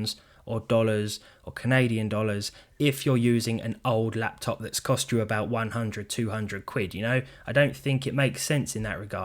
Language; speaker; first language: English; native; English